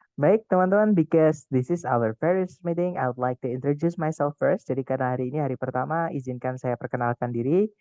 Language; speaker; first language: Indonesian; non-native, local second language; Javanese